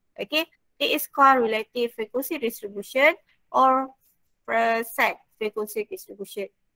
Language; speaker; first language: English; non-native, local second language; Malay